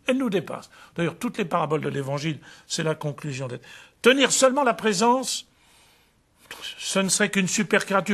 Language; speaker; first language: French; native; French